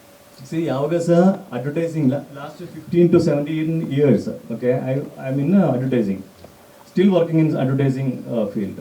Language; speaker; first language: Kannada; non-native, local second language; Malayalam